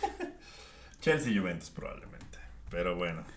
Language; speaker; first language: Spanish; native; Spanish